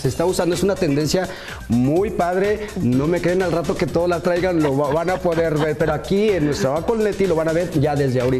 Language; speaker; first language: Spanish; native; Spanish